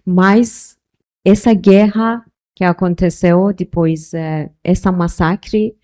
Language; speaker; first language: Portuguese; non-native, local second language; Persian